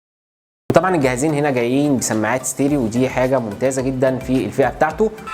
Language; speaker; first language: Arabic; native; Arabic